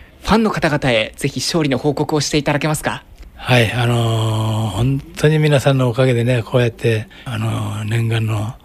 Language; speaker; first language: Japanese; native; Japanese